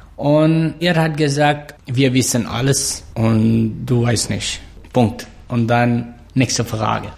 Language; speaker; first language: German; non-native, learner; Pashto